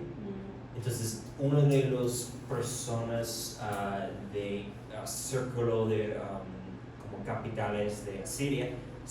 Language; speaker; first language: Spanish; non-native, learner; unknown